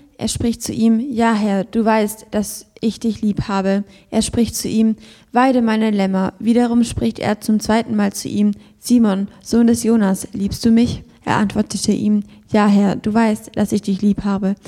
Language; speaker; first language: German; native; German